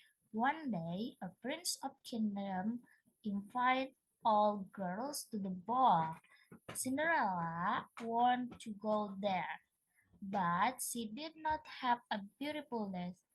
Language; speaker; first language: English; non-native, learner; Indonesian